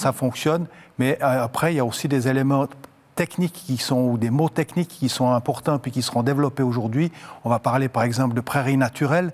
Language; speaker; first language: French; native; French